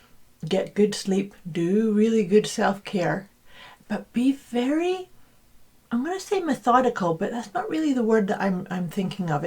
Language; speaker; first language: English; native; English